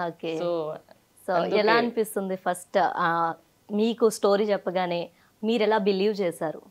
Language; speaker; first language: Telugu; native; Telugu